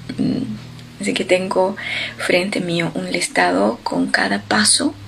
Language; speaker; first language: Spanish; non-native, fluent; Ukrainian